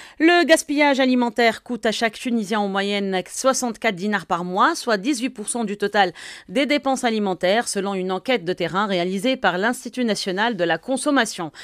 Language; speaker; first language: French; non-native, local second language; Arabic